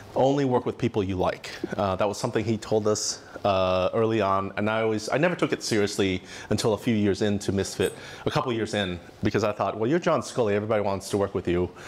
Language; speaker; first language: English; native; English